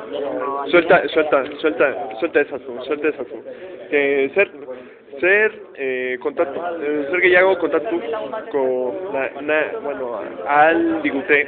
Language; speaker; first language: Basque; non-native, learner; Spanish